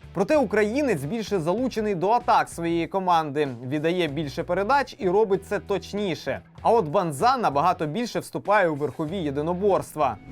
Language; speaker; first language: Ukrainian; native; Ukrainian